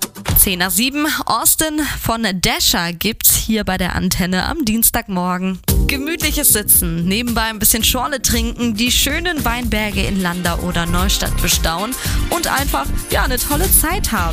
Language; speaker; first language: German; native; German